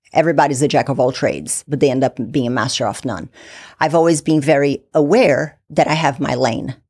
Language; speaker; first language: English; non-native, fluent; Portuguese